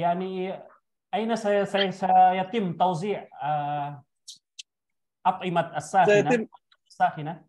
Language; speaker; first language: Arabic; non-native, fluent; Indonesian